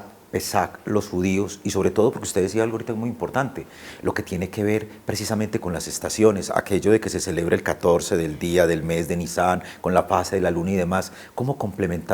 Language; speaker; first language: Spanish; native; Spanish